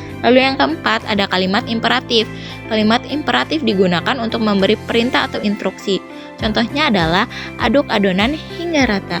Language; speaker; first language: Indonesian; native; Indonesian